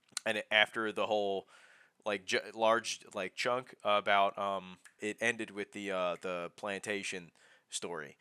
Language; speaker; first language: English; native; English